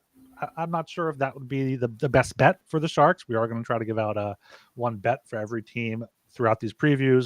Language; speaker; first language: English; native; English